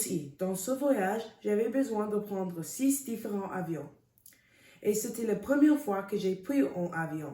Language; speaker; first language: French; non-native, learner; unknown